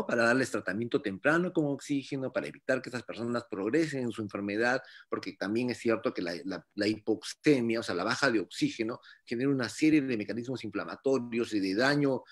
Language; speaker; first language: Spanish; native; Spanish